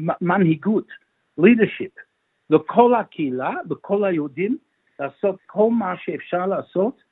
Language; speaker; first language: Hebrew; non-native, fluent; English